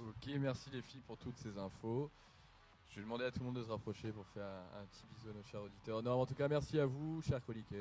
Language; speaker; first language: French; native; French